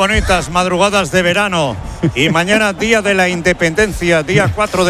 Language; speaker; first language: Spanish; native; Spanish